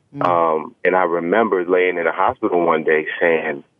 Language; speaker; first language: English; native; English